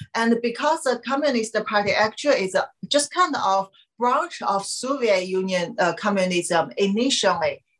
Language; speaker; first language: English; non-native, fluent; Chinese